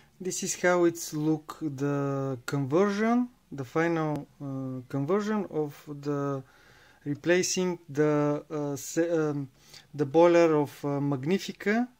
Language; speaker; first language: English; non-native, learner; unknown